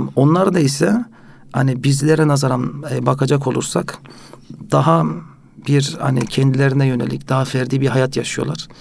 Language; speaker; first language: Turkish; early bilingual, heritage; Turkish